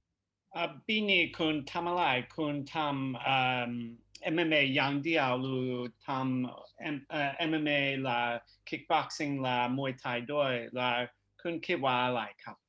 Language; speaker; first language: Thai; non-native, learner; English